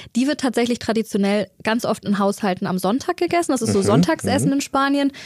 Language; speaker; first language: German; native; German